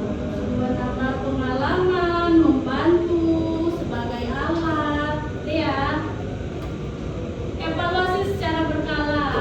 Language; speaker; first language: Indonesian; native; Indonesian